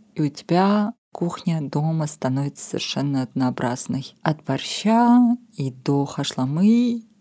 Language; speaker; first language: Russian; non-native, local second language; Armenian